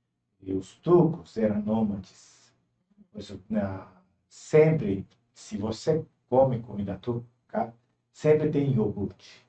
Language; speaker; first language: Portuguese; non-native, fluent; Turkish